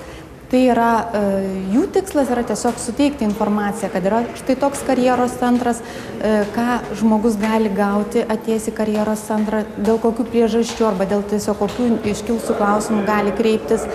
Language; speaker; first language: Lithuanian; native; Lithuanian